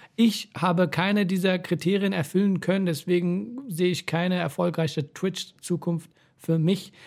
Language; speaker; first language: German; early bilingual, other home language; Persian